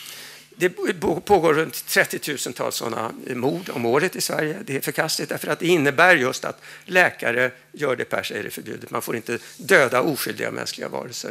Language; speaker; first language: Swedish; native; Swedish